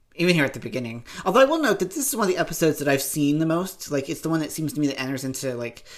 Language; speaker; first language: English; native; English